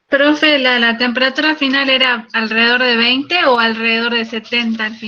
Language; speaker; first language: Spanish; native; Spanish